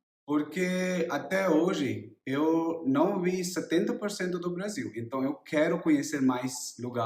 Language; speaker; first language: Portuguese; non-native, learner; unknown